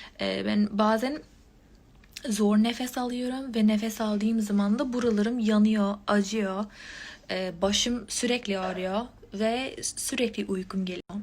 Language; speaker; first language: Turkish; non-native, fluent; English